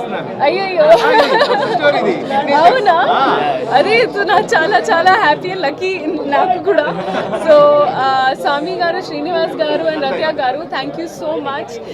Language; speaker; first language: Telugu; non-native, learner; Hindi